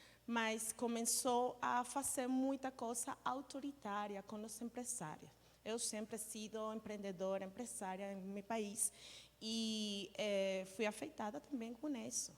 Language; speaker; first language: Portuguese; non-native, learner; Spanish